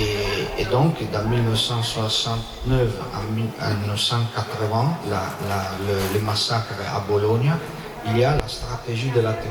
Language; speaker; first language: French; non-native, learner; Italian